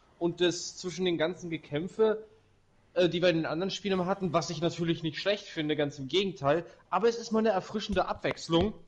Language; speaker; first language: German; native; German